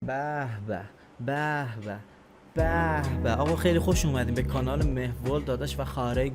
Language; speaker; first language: Persian; native; Persian